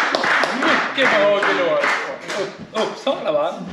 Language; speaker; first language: Swedish; native; Swedish